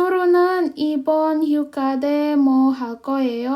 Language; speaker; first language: Korean; non-native, fluent; Indonesian